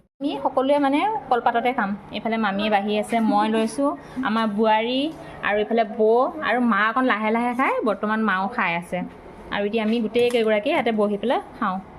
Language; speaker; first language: Assamese; native; Assamese